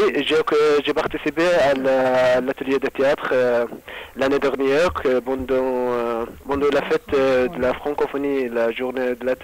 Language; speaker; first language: French; non-native, fluent; Arabic